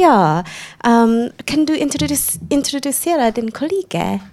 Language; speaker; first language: Swedish; non-native, fluent; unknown